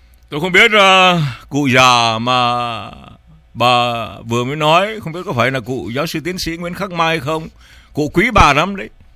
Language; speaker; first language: Vietnamese; native; Vietnamese